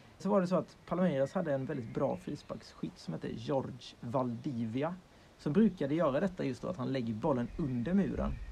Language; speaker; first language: Swedish; native; Swedish